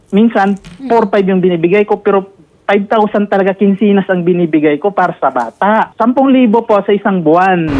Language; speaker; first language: Filipino; native; Filipino